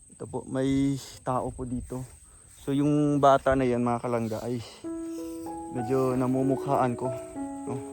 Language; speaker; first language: Filipino; non-native, local second language; Cebuano